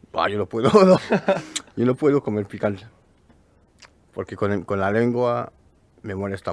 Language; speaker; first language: Spanish; non-native, learner; French